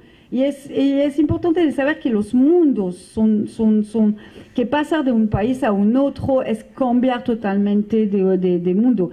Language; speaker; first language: Spanish; non-native, fluent; French